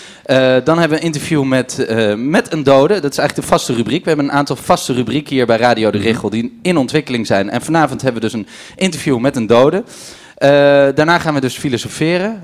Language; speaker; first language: Dutch; native; Dutch